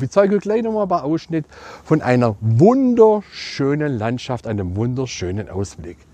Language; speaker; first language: German; native; German